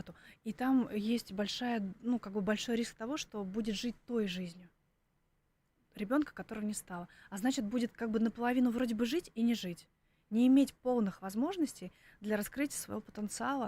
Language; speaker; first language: Russian; native; Russian